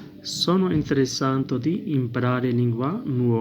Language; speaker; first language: Italian; non-native, learner; Urdu